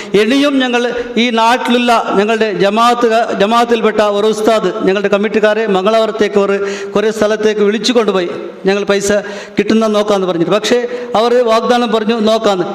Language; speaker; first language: Malayalam; non-native, local second language; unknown